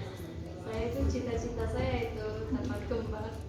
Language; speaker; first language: Indonesian; non-native, fluent; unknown